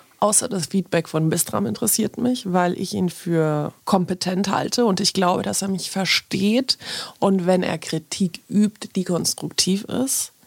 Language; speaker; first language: German; early bilingual, other home language; Polish